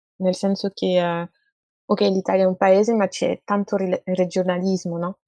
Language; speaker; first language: Italian; non-native, fluent; French